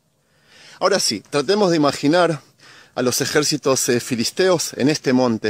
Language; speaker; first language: Spanish; native; Spanish